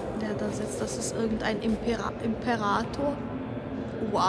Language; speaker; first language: German; non-native, learner; Ukrainian